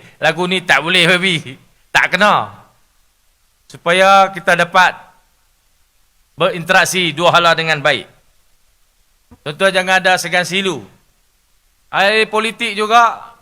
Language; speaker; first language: Malay; native; Malay